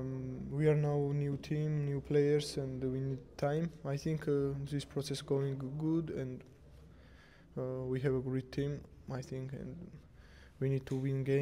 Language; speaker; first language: English; non-native, learner; Georgian